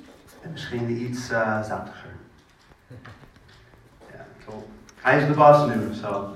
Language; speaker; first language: Dutch; non-native, fluent; English